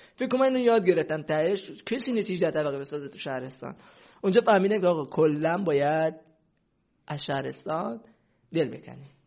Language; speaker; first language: Persian; non-native, local second language; Central Kurdish